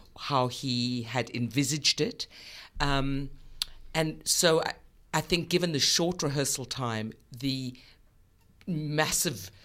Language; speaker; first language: English; native; English